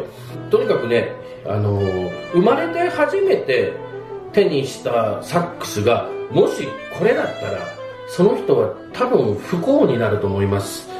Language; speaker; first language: Japanese; native; Japanese